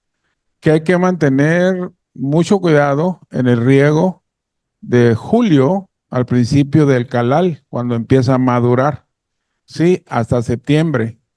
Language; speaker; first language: Spanish; native; Spanish